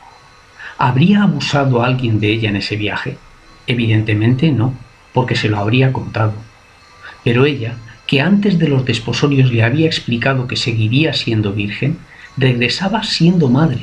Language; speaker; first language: Spanish; native; Spanish